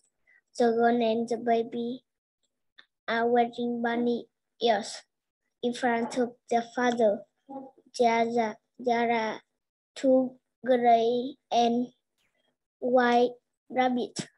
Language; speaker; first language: English; non-native, learner; Vietnamese